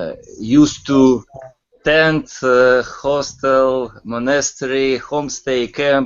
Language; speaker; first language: English; non-native, learner; Russian